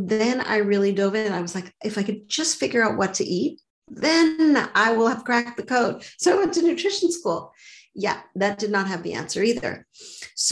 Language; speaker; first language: English; native; English